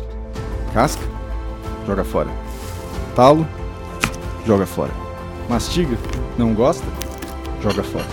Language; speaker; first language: Portuguese; native; Portuguese